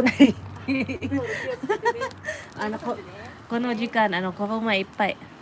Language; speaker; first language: Japanese; non-native, learner; Waray